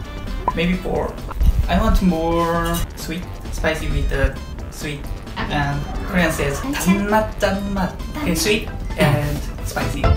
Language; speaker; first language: English; non-native, learner; Korean